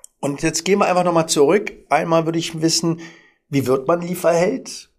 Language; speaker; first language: German; early bilingual, other home language; Arabic